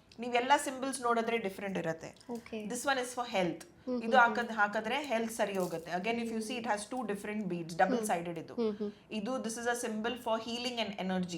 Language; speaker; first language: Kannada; non-native, local second language; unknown